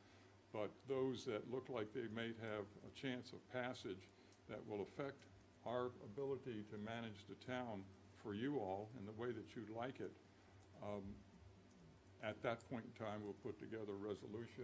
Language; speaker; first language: English; native; English